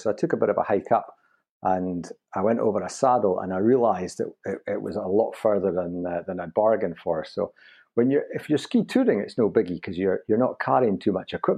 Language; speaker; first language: English; native; English